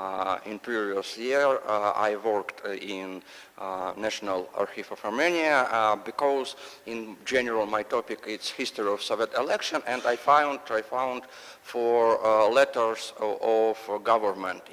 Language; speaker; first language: English; non-native, learner; Russian